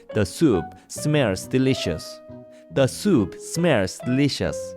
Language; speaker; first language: English; non-native, fluent; Korean